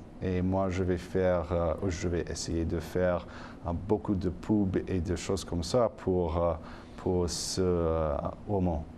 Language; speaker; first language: French; non-native, fluent; English